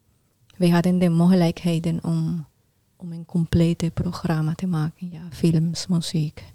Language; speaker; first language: Dutch; non-native, learner; Spanish